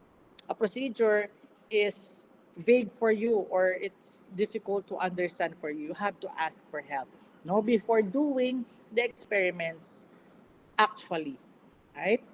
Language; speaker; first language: English; non-native, local second language; Filipino